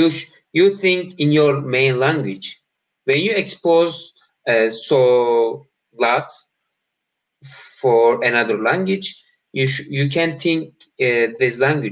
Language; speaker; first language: English; non-native, learner; Turkish